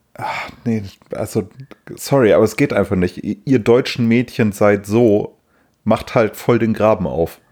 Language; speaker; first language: German; native; German